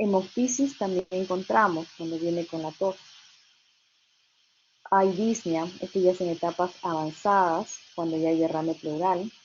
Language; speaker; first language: Spanish; native; Spanish